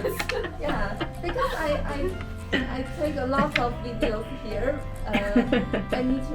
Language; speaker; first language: English; non-native, learner; Chinese